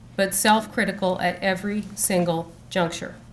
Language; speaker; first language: English; native; English